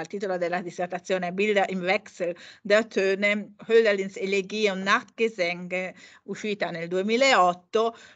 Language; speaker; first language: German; non-native, fluent; Italian